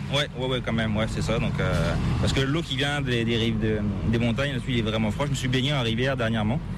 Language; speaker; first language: French; native; French